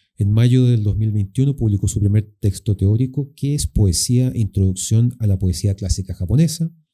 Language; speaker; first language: Spanish; native; Spanish